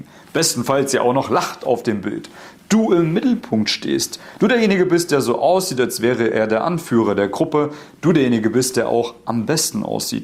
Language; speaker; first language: German; native; German